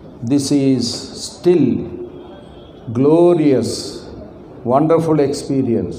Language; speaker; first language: English; non-native, local second language; Telugu